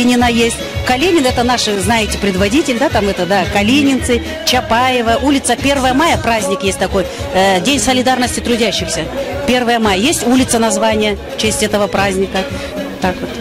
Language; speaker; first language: Russian; native; Russian